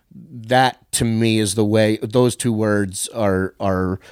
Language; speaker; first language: English; native; English